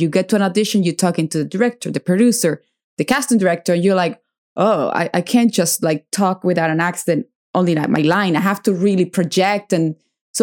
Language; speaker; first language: English; non-native, fluent; Spanish